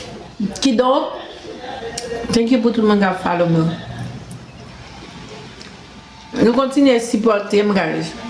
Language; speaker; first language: French; non-native, learner; Haitian Creole